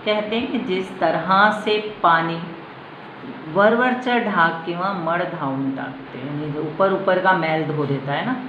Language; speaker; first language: Hindi; non-native, local second language; Marathi